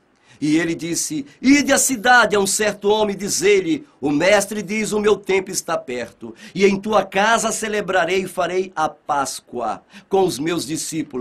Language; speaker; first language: Portuguese; native; Portuguese